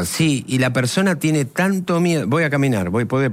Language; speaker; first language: Spanish; native; Spanish